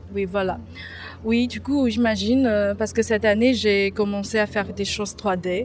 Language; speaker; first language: French; non-native, fluent; Chinese